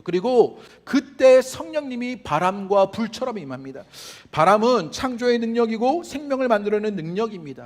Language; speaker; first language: Korean; native; Korean